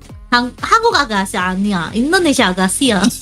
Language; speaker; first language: Korean; non-native, learner; Indonesian